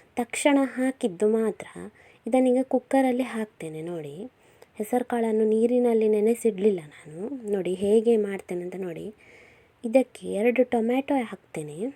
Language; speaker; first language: Kannada; non-native, local second language; Tulu